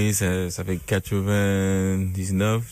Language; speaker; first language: French; non-native, learner; English